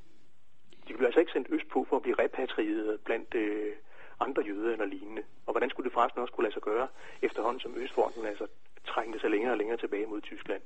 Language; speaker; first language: Danish; native; Danish